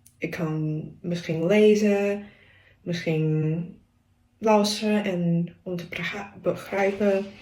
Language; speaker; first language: Dutch; non-native, learner; Chinese